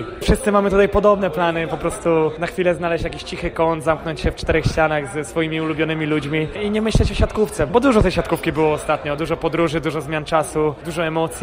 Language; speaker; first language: Polish; native; Polish